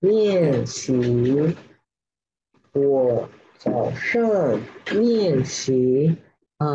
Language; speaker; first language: Chinese; non-native, learner; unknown